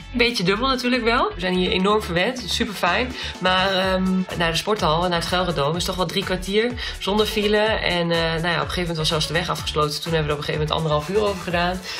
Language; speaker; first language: Dutch; native; Dutch